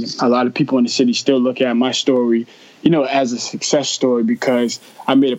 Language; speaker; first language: English; native; English